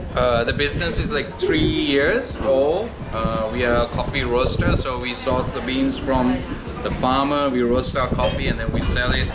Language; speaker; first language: English; non-native, local second language; Sinhala